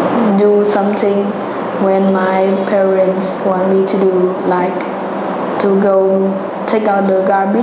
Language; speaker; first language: English; non-native, learner; Vietnamese